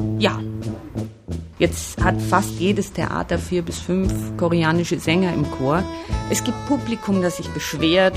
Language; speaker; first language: German; native; German